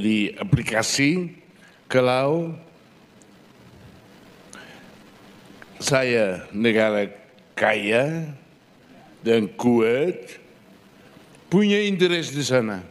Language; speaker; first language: Indonesian; non-native, fluent; Portuguese